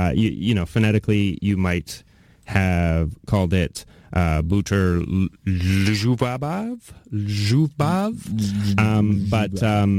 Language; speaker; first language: English; native; English